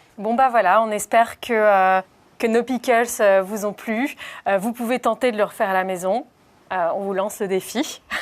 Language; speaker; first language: French; native; French